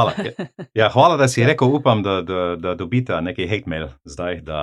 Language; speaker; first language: Slovenian; non-native, fluent; English